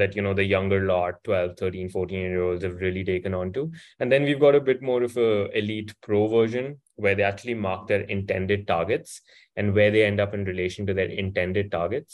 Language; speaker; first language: English; non-native, local second language; Hindi